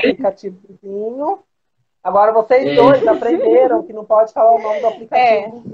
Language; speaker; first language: Portuguese; native; Portuguese